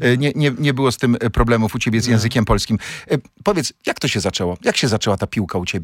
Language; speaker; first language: Polish; native; Polish